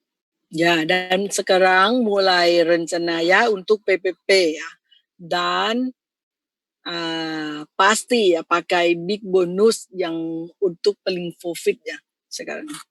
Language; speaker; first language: Indonesian; non-native, fluent; Thai